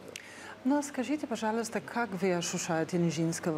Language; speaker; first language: Russian; non-native, fluent; Slovenian